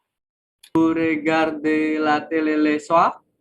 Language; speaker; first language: French; non-native, learner; Indonesian